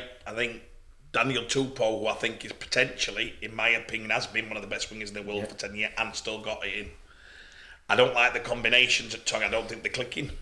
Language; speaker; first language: English; native; English